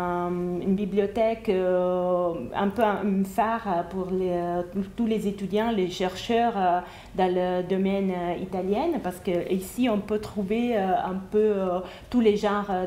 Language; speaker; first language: French; non-native, fluent; Italian